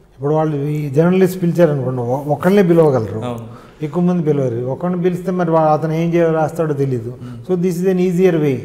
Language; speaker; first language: Telugu; native; Telugu